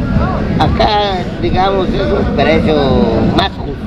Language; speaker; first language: Spanish; native; Spanish